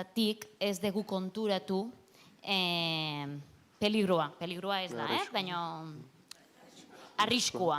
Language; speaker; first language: Basque; non-native, local second language; Catalan